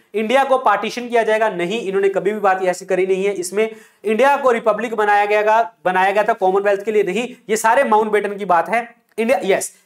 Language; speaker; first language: Hindi; non-native, local second language; Punjabi